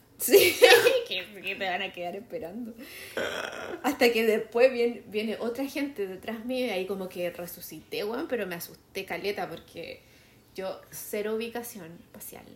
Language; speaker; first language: Spanish; native; Spanish